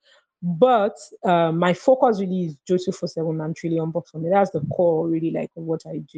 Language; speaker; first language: English; non-native, local second language; Yoruba